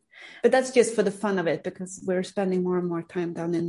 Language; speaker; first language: English; non-native, fluent; Swedish